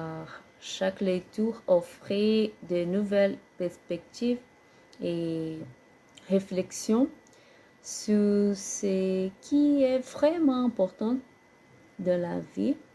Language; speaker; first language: French; non-native, learner; Portuguese